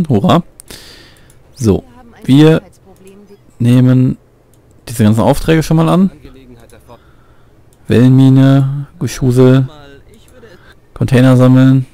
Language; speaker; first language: German; native; German